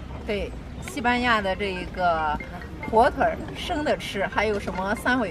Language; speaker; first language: Chinese; native; Chinese